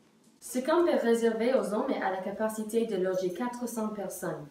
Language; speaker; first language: French; non-native, learner; English